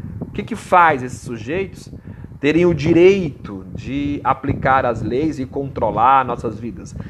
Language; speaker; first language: Portuguese; native; Portuguese